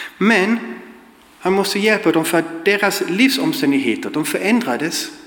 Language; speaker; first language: Swedish; non-native, fluent; German